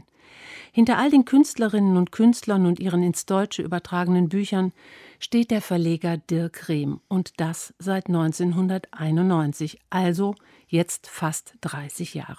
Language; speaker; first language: German; native; German